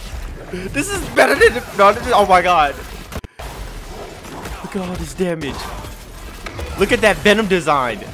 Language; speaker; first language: English; native; English